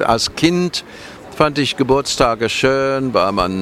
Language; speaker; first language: German; non-native, fluent; English